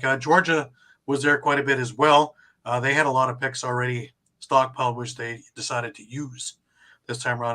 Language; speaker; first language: English; native; English